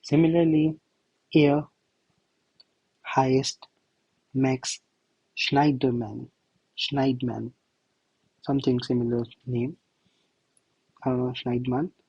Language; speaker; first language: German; non-native, learner; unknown